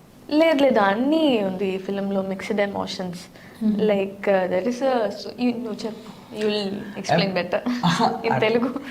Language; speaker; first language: Telugu; non-native, learner; Tamil